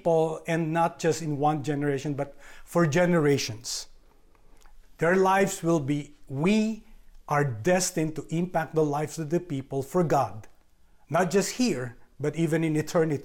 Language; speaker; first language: English; non-native, local second language; Filipino